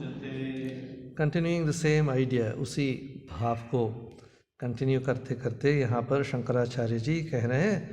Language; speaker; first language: Hindi; non-native, local second language; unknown